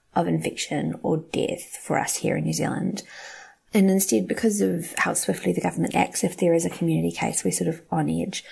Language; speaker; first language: English; native; English